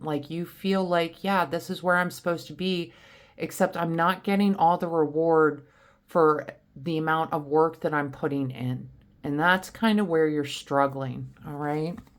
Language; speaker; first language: English; native; English